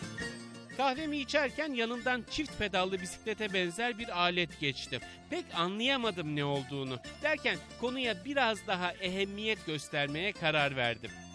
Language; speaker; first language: Turkish; native; Turkish